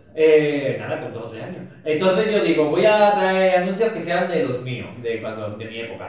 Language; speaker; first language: Spanish; native; Spanish